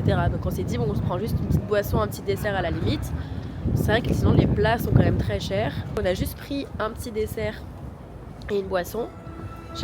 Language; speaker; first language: French; native; French